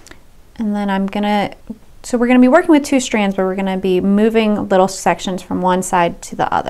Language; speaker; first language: English; native; English